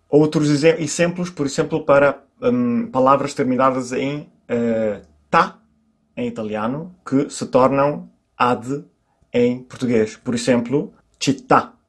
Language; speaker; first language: Portuguese; non-native, fluent; Italian